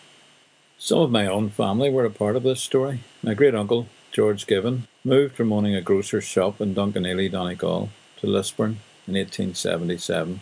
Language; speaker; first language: English; native; English